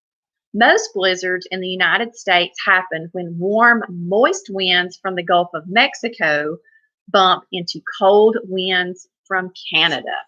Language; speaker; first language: English; native; English